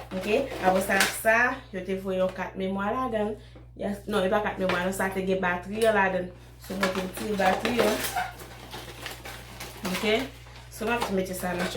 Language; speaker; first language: French; non-native, learner; Haitian Creole